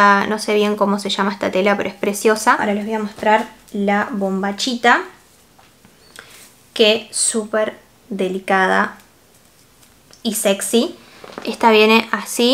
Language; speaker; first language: Spanish; native; Spanish